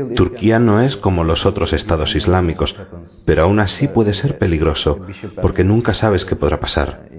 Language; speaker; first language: Spanish; non-native, fluent; Turkish